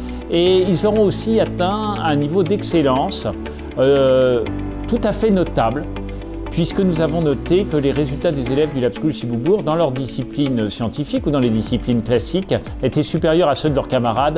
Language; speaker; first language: French; native; French